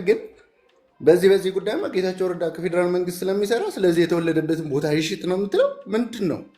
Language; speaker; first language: Amharic; non-native, local second language; Tigrinya